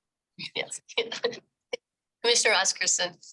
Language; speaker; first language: English; native; English